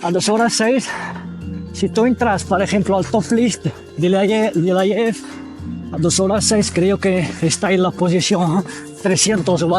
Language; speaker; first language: Spanish; non-native, fluent; Arabic